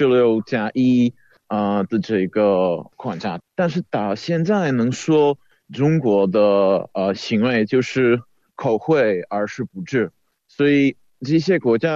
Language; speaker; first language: Chinese; non-native, fluent; Czech